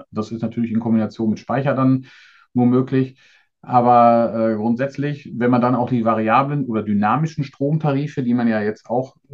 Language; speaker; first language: German; native; German